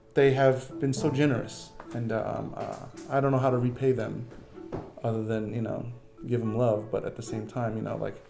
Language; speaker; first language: English; native; English